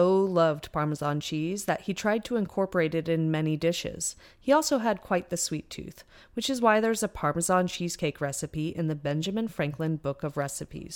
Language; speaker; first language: English; native; English